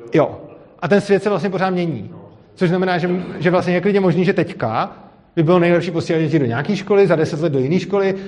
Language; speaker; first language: Czech; native; Czech